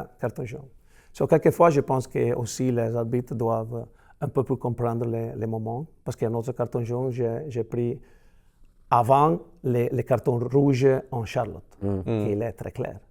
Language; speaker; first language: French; non-native, fluent; Italian